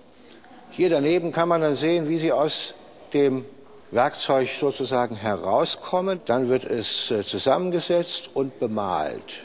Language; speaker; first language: German; native; German